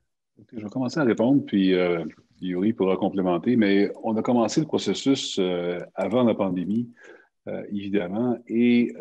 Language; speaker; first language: French; native; French